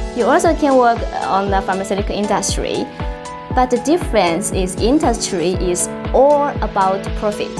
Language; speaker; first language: English; non-native, fluent; Chinese